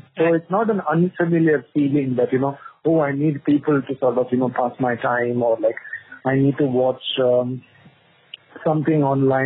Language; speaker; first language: English; non-native, local second language; Kodava